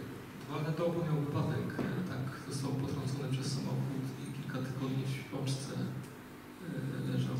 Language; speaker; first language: Polish; native; Polish